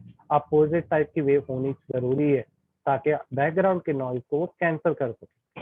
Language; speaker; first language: Hindi; native; Hindi